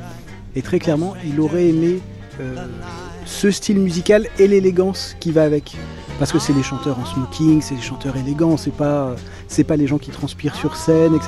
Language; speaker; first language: French; native; French